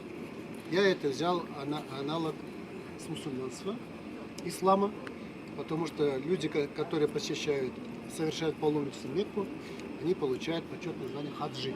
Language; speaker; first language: Russian; non-native, local second language; Chuvash